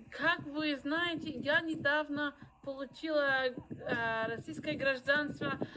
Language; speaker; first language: Russian; non-native, learner; English